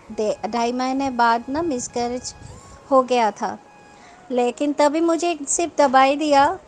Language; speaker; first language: Hindi; non-native, local second language; Bangla